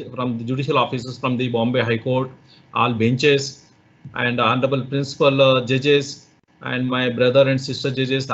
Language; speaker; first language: English; non-native, local second language; Marathi